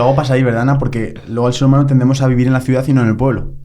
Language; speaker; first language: Spanish; native; Spanish